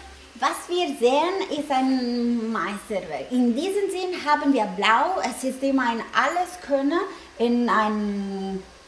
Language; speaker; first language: German; non-native, learner; Italian